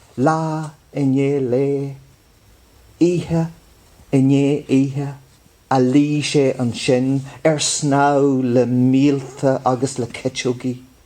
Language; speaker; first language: Irish; non-native, local second language; English